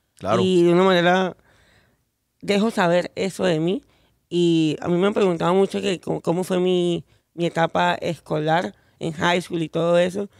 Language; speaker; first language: Spanish; native; Spanish